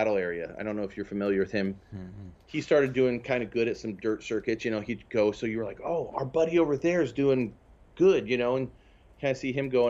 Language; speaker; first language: English; native; English